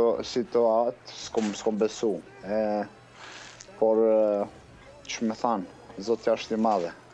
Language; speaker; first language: Albanian; early bilingual, heritage; Albanian